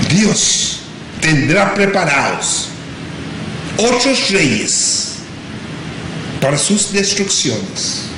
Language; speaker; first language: Spanish; non-native, local second language; English